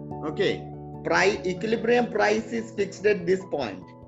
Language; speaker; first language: English; non-native, local second language; Malayalam